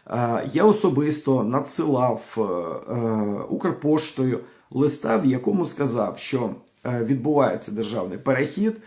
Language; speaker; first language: Ukrainian; non-native, local second language; Russian